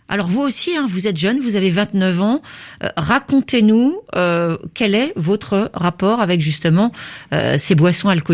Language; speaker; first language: French; native; French